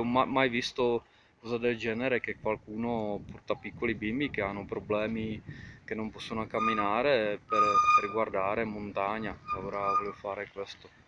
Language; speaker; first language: Italian; non-native, fluent; Czech